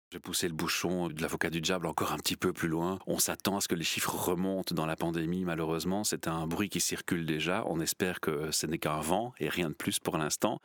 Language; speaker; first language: French; native; French